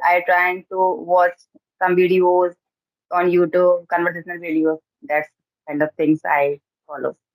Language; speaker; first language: English; non-native, learner; Hindi